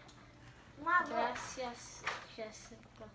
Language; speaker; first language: Spanish; early bilingual, heritage; Spanish